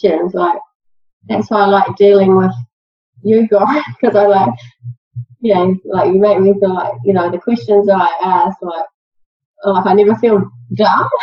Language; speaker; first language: English; native; English